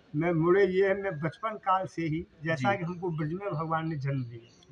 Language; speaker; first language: Hindi; non-native, local second language; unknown